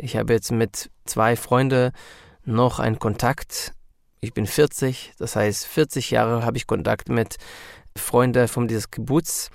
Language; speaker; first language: German; non-native, learner; Hebrew